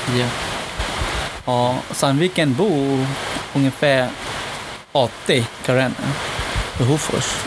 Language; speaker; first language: Swedish; non-native, learner; S'gaw Karen